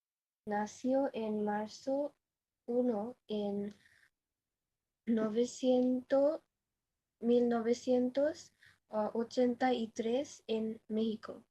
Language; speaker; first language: Spanish; non-native, learner; Bangla